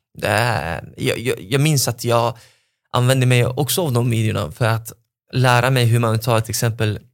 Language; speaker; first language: Swedish; non-native, fluent; Arabic